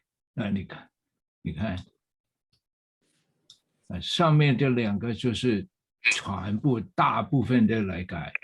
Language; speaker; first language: Chinese; non-native, fluent; English